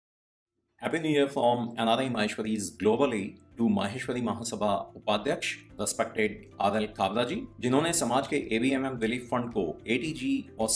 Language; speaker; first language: Hindi; native; Hindi